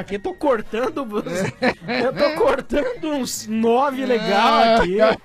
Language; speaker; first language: Portuguese; native; Portuguese